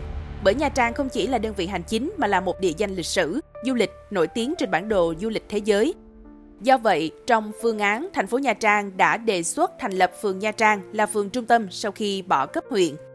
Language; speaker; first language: Vietnamese; native; Vietnamese